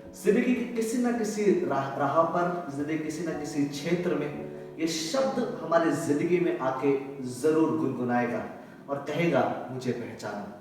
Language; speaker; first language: Hindi; native; Hindi